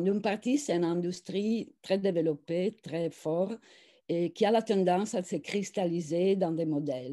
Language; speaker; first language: French; non-native, fluent; Italian